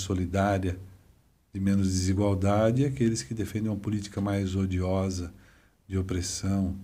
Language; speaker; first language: Portuguese; native; Portuguese